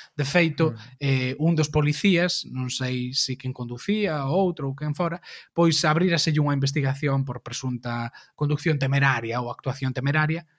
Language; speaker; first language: Galician; native; Galician